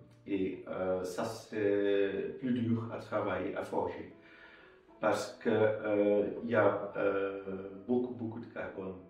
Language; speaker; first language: French; non-native, local second language; Dutch